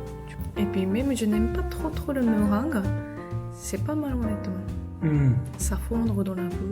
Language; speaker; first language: French; non-native, learner; Japanese